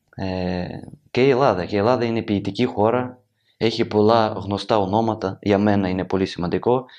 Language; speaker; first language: Greek; non-native, learner; Ukrainian